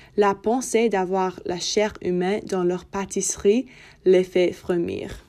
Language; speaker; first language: French; non-native, learner; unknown